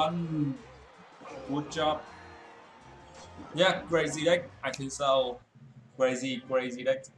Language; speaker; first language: English; non-native, learner; Vietnamese